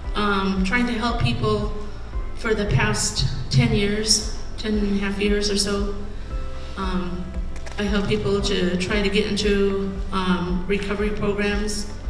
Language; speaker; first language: English; native; English